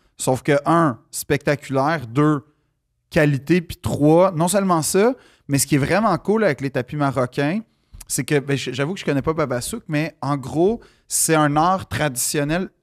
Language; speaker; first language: French; native; French